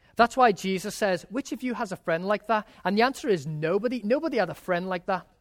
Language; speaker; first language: English; native; English